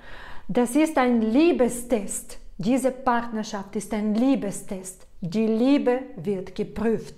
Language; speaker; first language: German; non-native, fluent; Russian